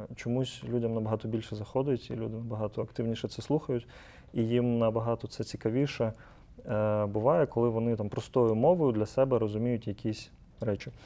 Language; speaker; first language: Ukrainian; native; Ukrainian